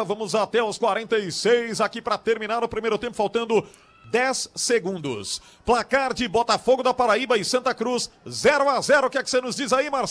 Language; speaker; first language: Portuguese; native; Portuguese